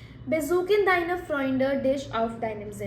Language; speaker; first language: German; non-native, fluent; Hindi